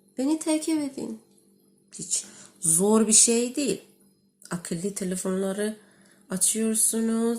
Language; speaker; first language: Turkish; non-native, learner; Persian